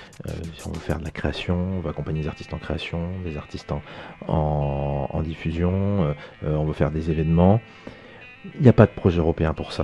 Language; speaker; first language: French; native; French